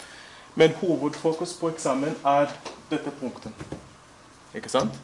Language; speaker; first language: Norwegian; non-native, fluent; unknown